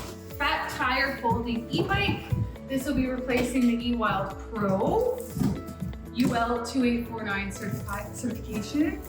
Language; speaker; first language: English; native; English